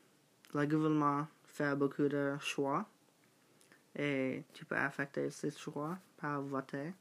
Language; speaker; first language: French; non-native, learner; English